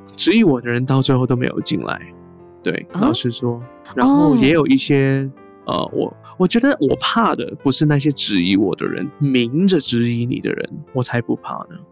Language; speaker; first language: Chinese; non-native, local second language; Cantonese